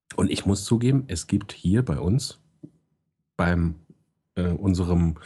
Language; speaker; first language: German; native; German